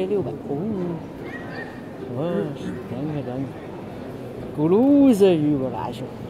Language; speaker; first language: German; non-native, learner; Chinese